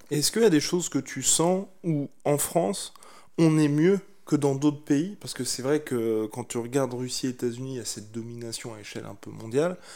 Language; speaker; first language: French; native; French